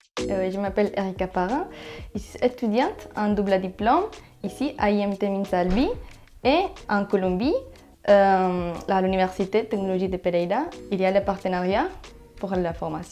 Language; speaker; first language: French; non-native, fluent; Spanish